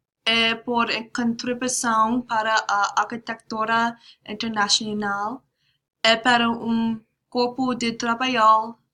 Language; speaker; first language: Portuguese; non-native, learner; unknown